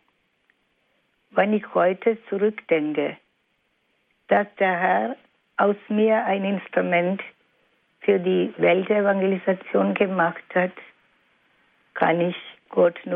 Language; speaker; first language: German; non-native, fluent; Malayalam